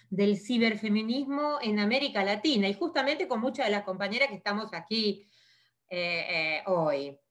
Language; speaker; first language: Spanish; native; Spanish